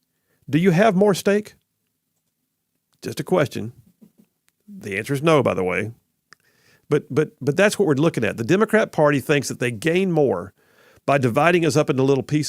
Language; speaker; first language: English; native; English